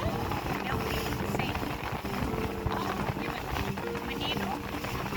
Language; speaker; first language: Portuguese; non-native, learner; Nepali